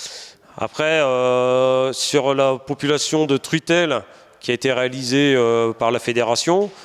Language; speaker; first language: French; native; French